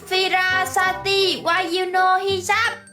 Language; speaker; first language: English; non-native, learner; Vietnamese